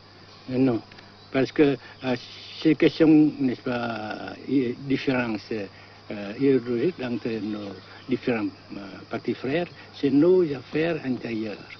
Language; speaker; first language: French; non-native, fluent; Vietnamese